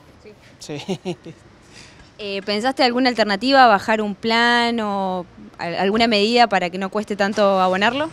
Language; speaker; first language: Spanish; native; Spanish